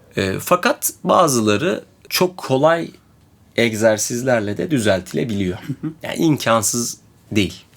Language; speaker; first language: Turkish; native; Turkish